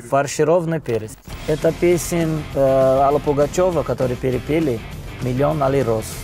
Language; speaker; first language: Russian; non-native, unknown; Portuguese